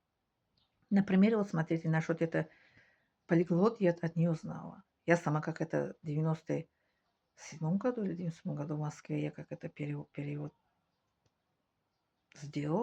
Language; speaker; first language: Russian; non-native, learner; Tajik